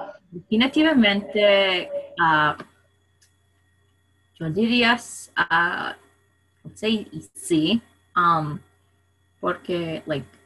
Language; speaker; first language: Spanish; non-native, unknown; English